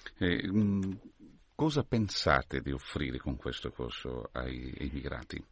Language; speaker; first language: Italian; non-native, fluent; Portuguese